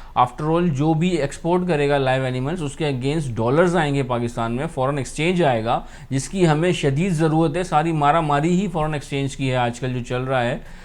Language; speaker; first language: Urdu; non-native, local second language; Sindhi